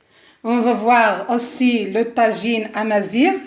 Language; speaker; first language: French; non-native, local second language; Arabic